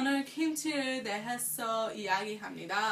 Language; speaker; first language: Korean; non-native, learner; English